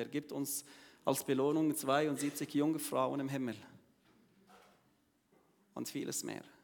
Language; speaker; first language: German; non-native, learner; Arabic